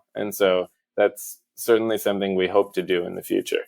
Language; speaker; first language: English; native; English